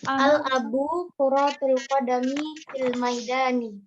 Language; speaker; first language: Arabic; non-native, learner; Indonesian